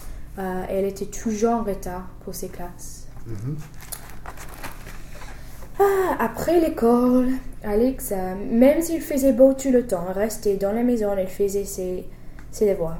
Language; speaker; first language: French; non-native, fluent; English